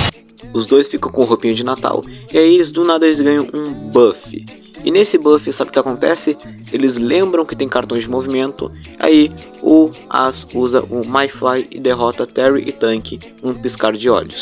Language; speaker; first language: Portuguese; native; Portuguese